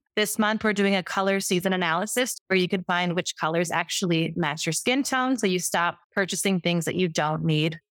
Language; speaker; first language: English; native; English